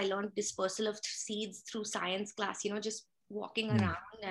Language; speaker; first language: English; non-native, local second language; Hindi